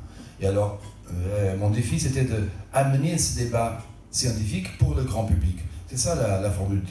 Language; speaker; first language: French; non-native, local second language; Portuguese